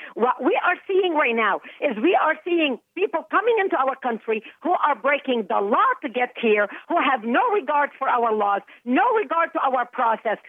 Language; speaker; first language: English; non-native, fluent; Arabic